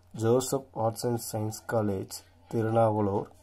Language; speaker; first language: English; non-native, local second language; Tamil